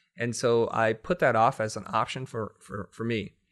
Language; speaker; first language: English; native; English